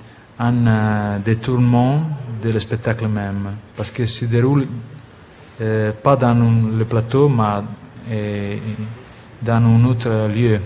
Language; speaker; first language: French; non-native, fluent; Italian